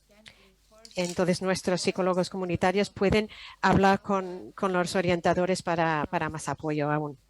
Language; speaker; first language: Spanish; non-native, fluent; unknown